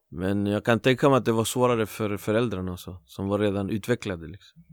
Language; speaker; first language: Swedish; early bilingual, other home language; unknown